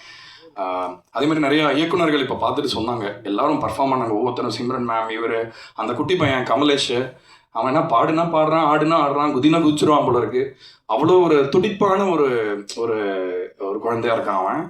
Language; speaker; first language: Tamil; native; Tamil